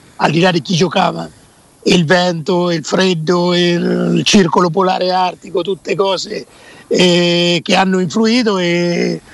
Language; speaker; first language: Italian; native; Italian